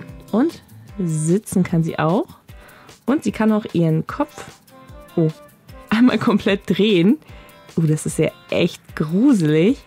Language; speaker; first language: German; native; German